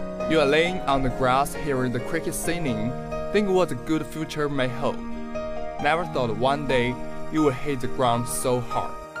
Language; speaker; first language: English; non-native, fluent; Chinese